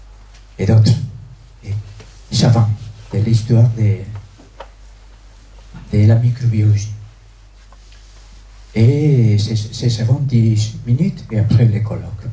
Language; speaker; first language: French; non-native, fluent; Spanish